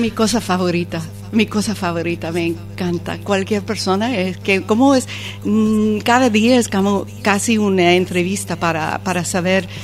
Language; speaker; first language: Spanish; non-native, fluent; English